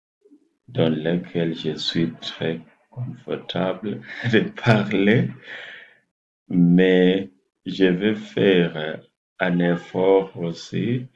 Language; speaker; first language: French; non-native, fluent; English